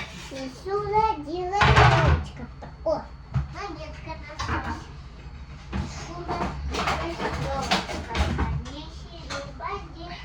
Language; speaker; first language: Russian; early bilingual, other home language; Armenian